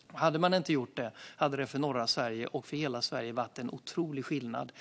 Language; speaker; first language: Swedish; native; Swedish